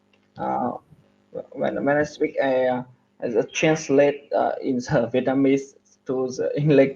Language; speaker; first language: English; non-native, learner; Vietnamese